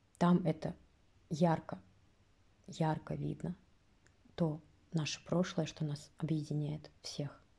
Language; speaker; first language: Russian; native; Russian